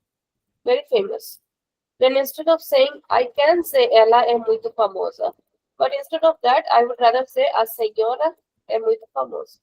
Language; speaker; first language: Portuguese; non-native, fluent; Hindi